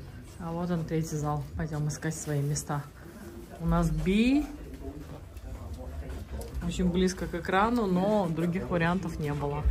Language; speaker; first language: Russian; native; Russian